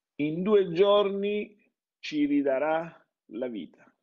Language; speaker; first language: Italian; native; Italian